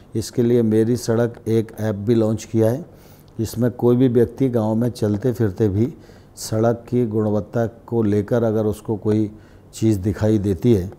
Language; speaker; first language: Hindi; native; Hindi